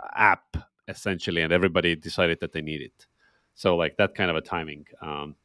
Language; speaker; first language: English; non-native, fluent; Estonian